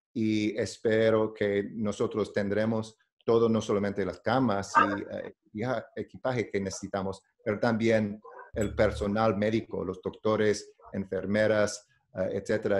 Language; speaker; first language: Spanish; non-native, learner; English